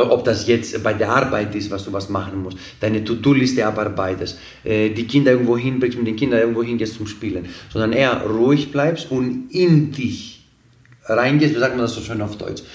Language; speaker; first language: German; non-native, fluent; Greek